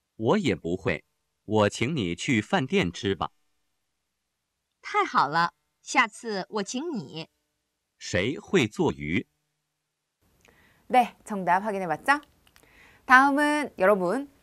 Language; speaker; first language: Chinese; non-native, fluent; Korean